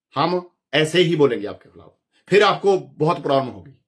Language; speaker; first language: Hindi; non-native, local second language; Punjabi